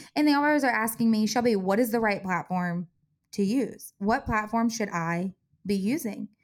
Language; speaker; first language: English; native; English